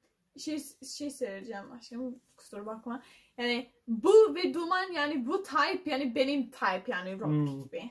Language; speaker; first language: Turkish; non-native, learner; English